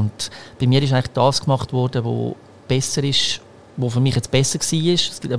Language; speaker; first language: German; early bilingual, other home language; Croatian